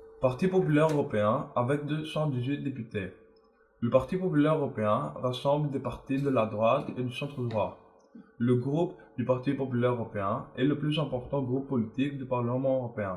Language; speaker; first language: French; non-native, learner; Greek